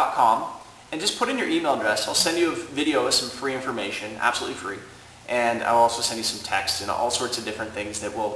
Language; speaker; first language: English; native; English